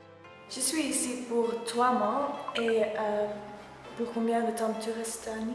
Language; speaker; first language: French; non-native, learner; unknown